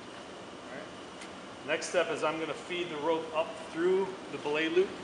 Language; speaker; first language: English; native; English